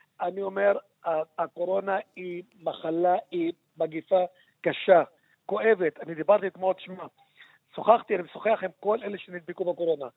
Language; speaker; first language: Hebrew; non-native, local second language; Arabic